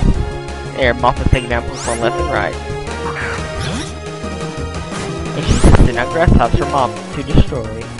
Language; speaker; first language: English; native; English